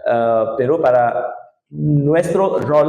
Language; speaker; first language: Spanish; non-native, learner; Indonesian